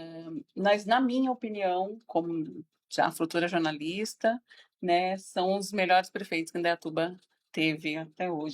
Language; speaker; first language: Portuguese; native; Portuguese